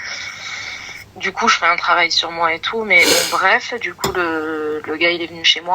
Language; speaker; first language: French; native; French